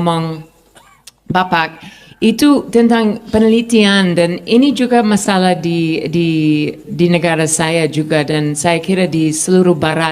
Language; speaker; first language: Indonesian; non-native, fluent; English